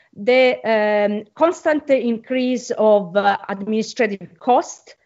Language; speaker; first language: English; non-native, fluent; Italian